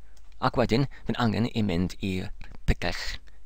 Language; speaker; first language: Welsh; non-native, learner; English